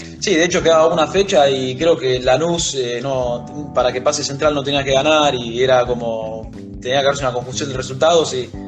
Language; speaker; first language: Spanish; native; Spanish